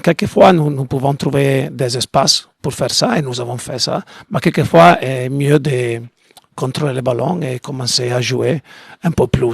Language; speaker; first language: French; non-native, learner; Italian